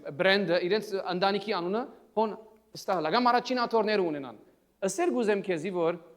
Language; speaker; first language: Armenian; early bilingual, heritage; Armenian